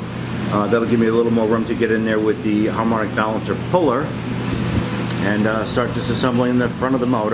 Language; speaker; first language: English; native; English